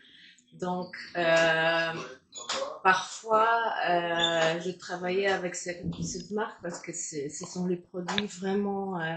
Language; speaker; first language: French; non-native, fluent; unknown